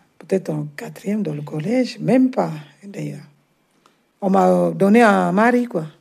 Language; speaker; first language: French; non-native, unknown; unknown